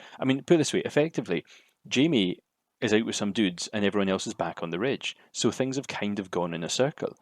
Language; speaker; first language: English; native; English